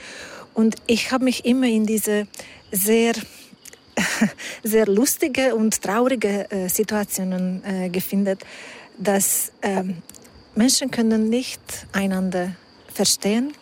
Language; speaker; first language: German; non-native, fluent; Hungarian